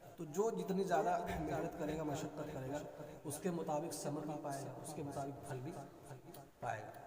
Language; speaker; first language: Urdu; native; Urdu